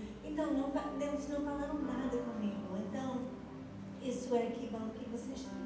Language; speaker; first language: Portuguese; non-native, fluent; English